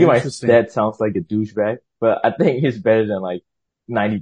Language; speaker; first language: English; non-native, fluent; Burmese